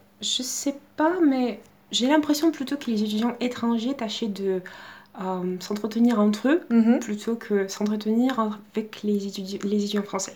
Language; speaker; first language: French; non-native, fluent; Russian